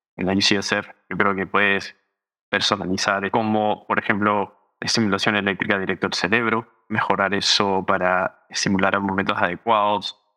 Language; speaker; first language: Spanish; early bilingual, heritage; Spanish